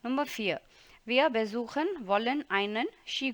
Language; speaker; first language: German; non-native, fluent; Hindi